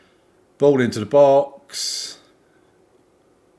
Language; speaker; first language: English; native; English